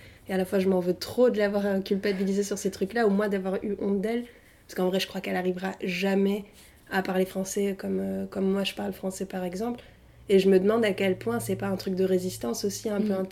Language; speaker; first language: French; early bilingual, other home language; Arabic